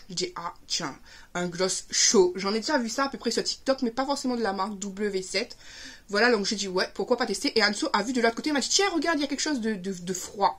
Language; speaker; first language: French; native; French